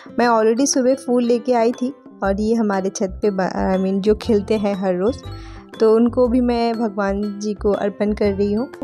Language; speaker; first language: Hindi; non-native, local second language; Bangla